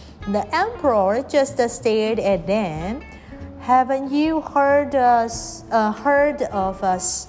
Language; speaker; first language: English; non-native, fluent; Chinese